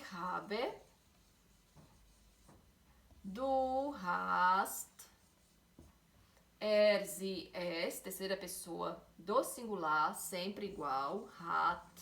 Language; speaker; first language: German; non-native, learner; Portuguese